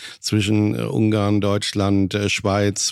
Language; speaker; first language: German; native; German